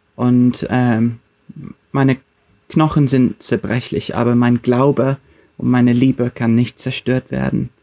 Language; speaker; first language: German; non-native, fluent; English